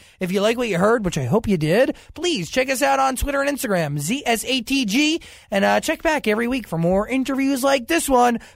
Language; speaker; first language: English; native; English